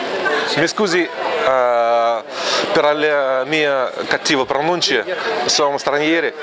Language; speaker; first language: Italian; non-native, learner; Russian